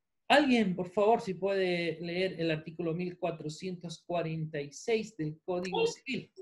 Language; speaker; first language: Spanish; native; Spanish